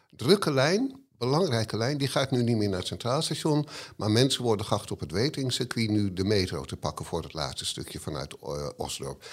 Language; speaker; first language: Dutch; native; Dutch